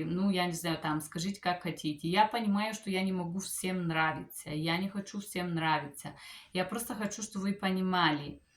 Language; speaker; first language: Russian; non-native, fluent; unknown